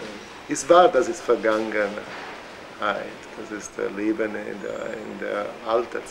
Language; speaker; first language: German; non-native, fluent; Italian